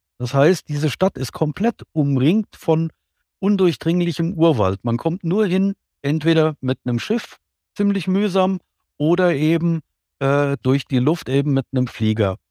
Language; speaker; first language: German; native; German